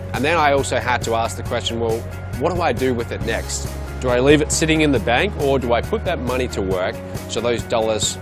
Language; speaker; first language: English; native; English